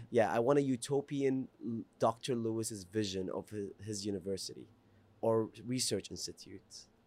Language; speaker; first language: English; non-native, fluent; Arabic